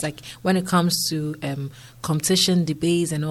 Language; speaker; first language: English; non-native, local second language; Akan